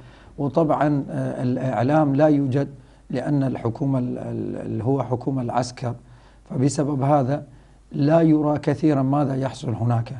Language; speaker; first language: Arabic; non-native, fluent; Rohingya